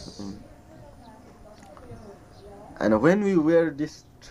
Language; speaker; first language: English; non-native, learner; Newari